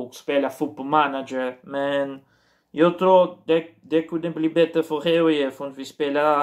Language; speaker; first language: Swedish; non-native, learner; Portuguese